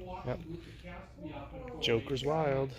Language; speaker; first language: English; native; English